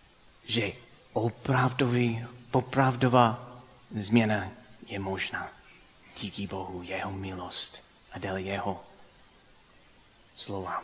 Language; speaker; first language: Czech; non-native, fluent; English